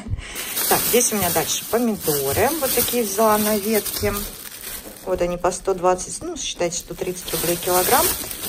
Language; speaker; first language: Russian; native; Russian